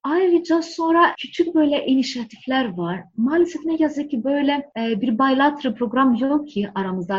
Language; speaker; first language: Turkish; non-native, fluent; Greek